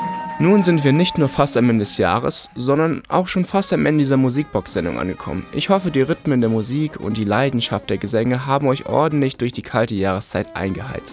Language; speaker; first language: German; native; German